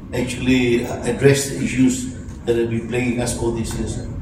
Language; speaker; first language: English; non-native, local second language; Malay